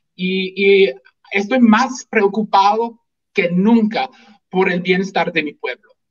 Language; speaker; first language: Spanish; non-native, fluent; English